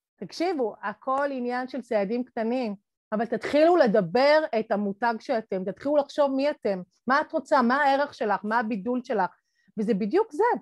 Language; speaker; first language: Hebrew; native; Hebrew